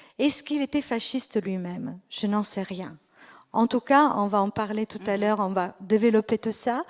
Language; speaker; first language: French; non-native, fluent; Italian